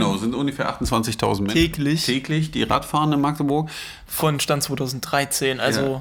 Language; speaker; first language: German; native; German